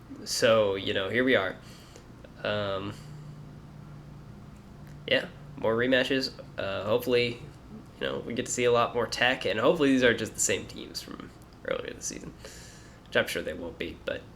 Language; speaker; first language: English; native; English